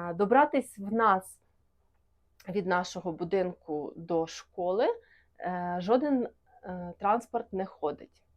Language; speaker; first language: Ukrainian; non-native, local second language; Russian